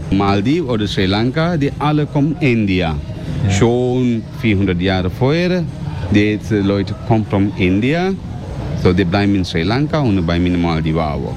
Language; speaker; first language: German; non-native, learner; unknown